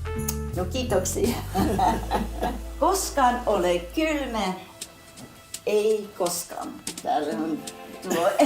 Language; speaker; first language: Finnish; non-native, learner; English